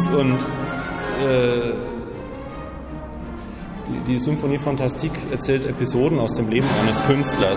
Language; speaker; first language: German; native; German